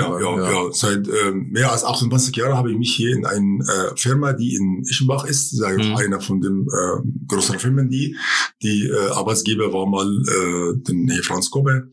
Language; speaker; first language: German; non-native, fluent; Arabic